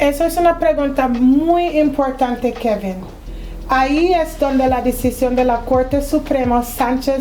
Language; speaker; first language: Spanish; non-native, fluent; English